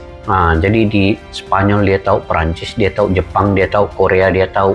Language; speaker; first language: Malay; native; Malay